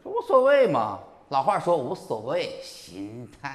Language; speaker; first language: Chinese; native; Chinese